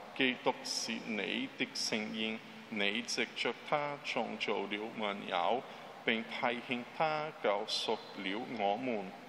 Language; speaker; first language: Chinese; non-native, learner; Portuguese